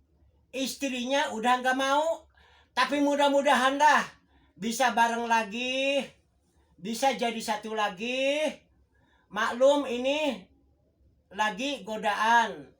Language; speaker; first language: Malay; non-native, local second language; Javanese